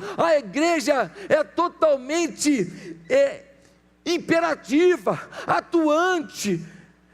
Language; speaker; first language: Portuguese; native; Portuguese